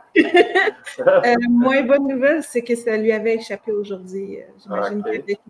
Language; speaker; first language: French; native; French